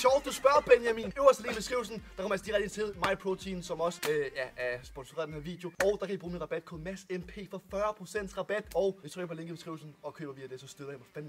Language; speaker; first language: Danish; native; Danish